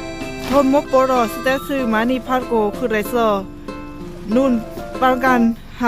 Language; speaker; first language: Korean; non-native, learner; Lao